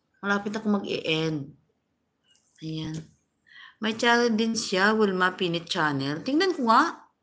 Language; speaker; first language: Filipino; non-native, local second language; Hiligaynon